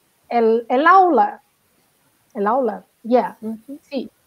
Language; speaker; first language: Spanish; non-native, learner; Portuguese